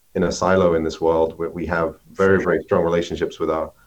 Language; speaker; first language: English; native; English